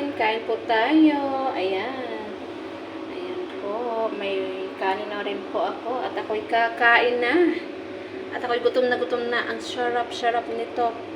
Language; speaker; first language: Filipino; non-native, local second language; Hiligaynon